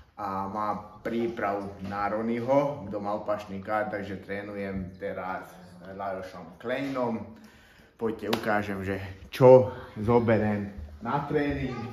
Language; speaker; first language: Slovak; non-native, local second language; Hungarian